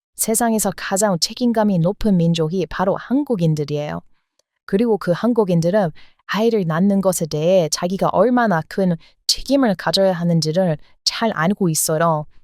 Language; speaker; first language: Korean; non-native, fluent; English